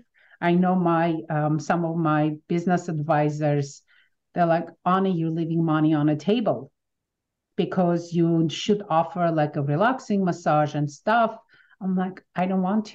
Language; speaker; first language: English; non-native, fluent; Armenian